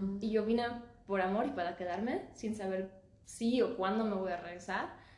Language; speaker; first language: Spanish; early bilingual, heritage; Spanish